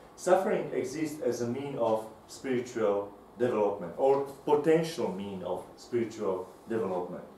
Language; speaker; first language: English; non-native, fluent; Slovak